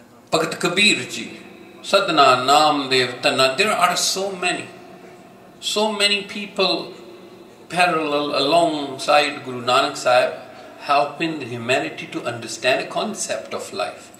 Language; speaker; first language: English; non-native, local second language; Punjabi